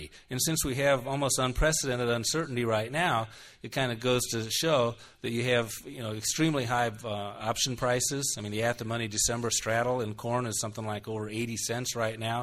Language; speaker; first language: English; native; English